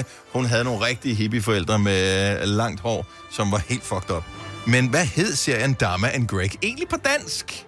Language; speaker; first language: Danish; native; Danish